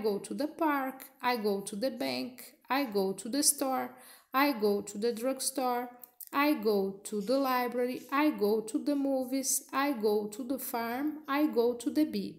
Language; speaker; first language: English; non-native, fluent; Portuguese